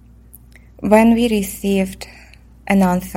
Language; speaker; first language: English; non-native, fluent; Russian